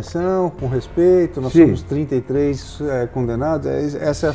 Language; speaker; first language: Portuguese; native; Portuguese